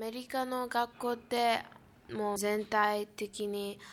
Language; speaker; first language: Japanese; early bilingual, heritage; Japanese